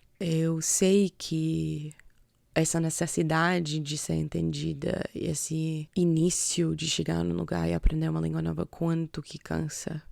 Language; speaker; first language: Portuguese; non-native, fluent; English